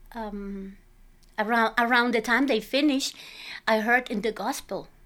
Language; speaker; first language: English; non-native, fluent; Spanish